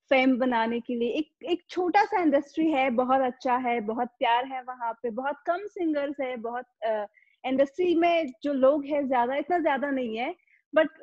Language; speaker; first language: Hindi; non-native, fluent; Pashto